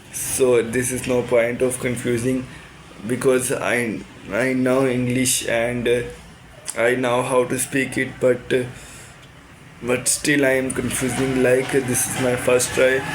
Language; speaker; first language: English; non-native, learner; Urdu